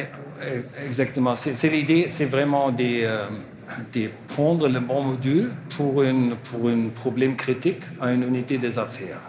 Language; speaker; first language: French; non-native, learner; German